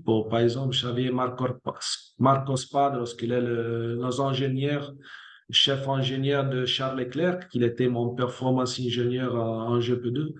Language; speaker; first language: French; non-native, fluent; Italian